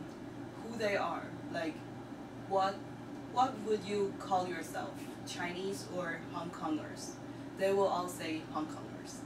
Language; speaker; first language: English; non-native, learner; Chinese